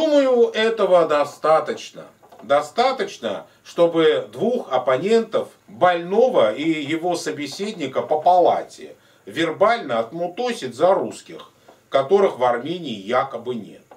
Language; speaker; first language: Russian; native; Russian